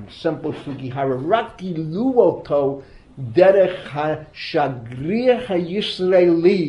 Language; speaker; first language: Hebrew; non-native, fluent; English